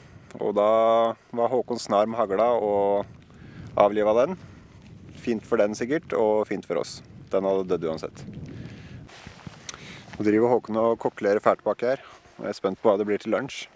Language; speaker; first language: Norwegian; native; Norwegian